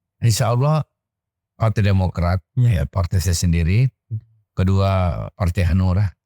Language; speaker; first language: Indonesian; native; Indonesian